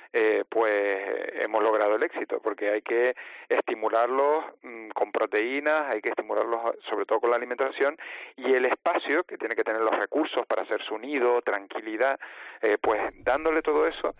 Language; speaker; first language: Spanish; native; Spanish